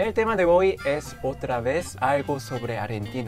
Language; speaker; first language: Spanish; non-native, learner; Korean